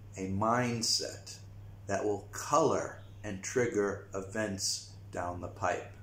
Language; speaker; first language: English; native; English